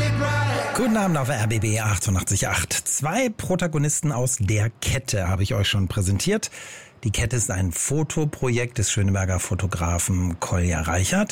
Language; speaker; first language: German; native; German